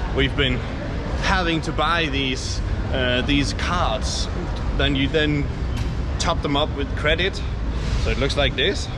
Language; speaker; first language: English; non-native, fluent; Danish